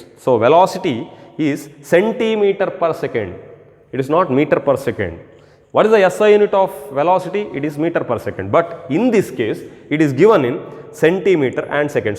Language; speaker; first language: English; non-native, local second language; Kannada